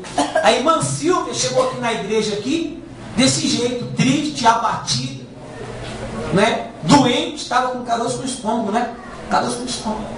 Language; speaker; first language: Portuguese; native; Portuguese